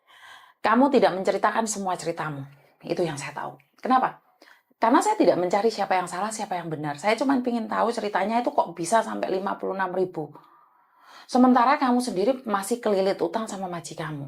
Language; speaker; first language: Malay; native; Malay